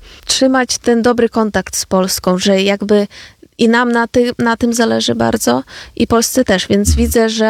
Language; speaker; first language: Polish; non-native, fluent; Ukrainian